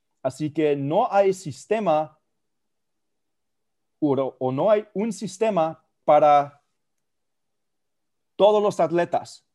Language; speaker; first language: Spanish; non-native, fluent; German